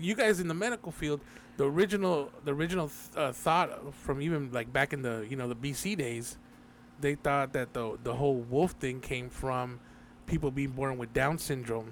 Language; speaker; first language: English; early bilingual, other home language; Spanish